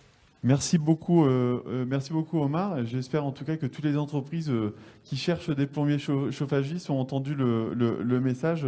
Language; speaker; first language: French; native; French